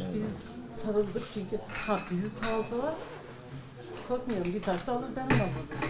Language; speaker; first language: Turkish; native; Turkish